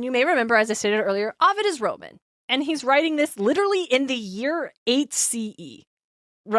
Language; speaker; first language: English; native; English